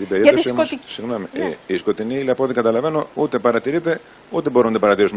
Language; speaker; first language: Greek; native; Greek